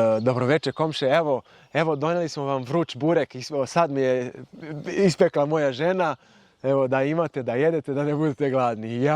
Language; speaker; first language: Serbian; non-native, fluent; Portuguese